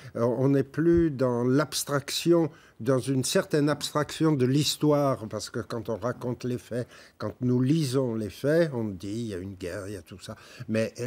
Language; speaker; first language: French; native; French